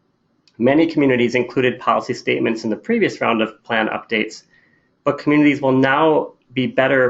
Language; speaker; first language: English; native; English